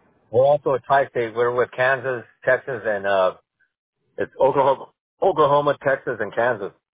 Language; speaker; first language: English; native; English